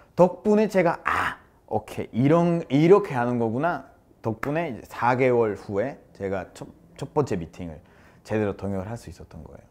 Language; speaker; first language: Korean; non-native, fluent; Spanish